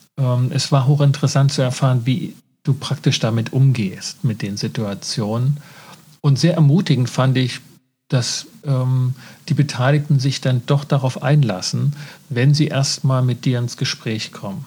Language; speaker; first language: German; native; German